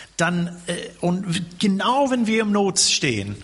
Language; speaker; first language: German; non-native, fluent; English